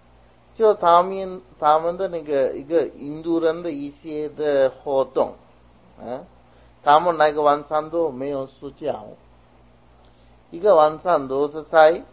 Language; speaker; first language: Chinese; non-native, fluent; Sinhala